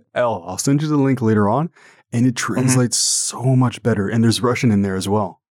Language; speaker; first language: English; non-native, fluent; French